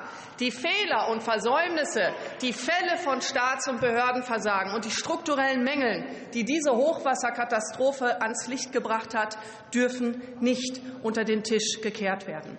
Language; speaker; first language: German; native; German